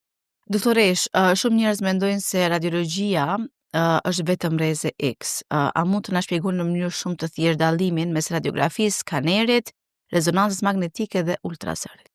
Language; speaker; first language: Albanian; native; Albanian